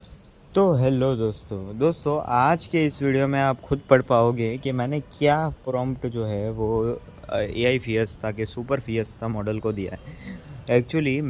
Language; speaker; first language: Hindi; native; Hindi